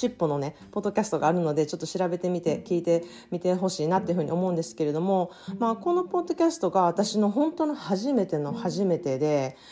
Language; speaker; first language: Japanese; early bilingual, heritage; Japanese